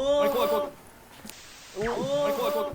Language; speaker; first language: Japanese; native; Japanese